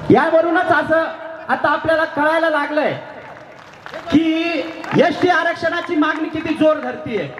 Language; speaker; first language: Marathi; non-native, local second language; Lambadi